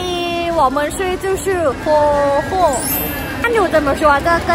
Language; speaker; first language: Chinese; non-native, learner; Thai